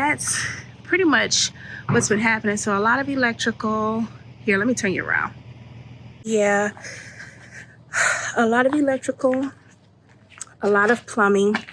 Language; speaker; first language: English; native; English